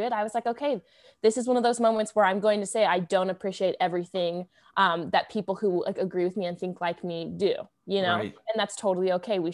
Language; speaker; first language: English; native; English